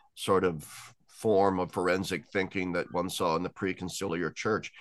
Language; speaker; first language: English; native; English